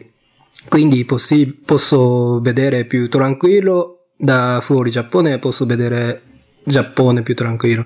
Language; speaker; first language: Italian; non-native, learner; Japanese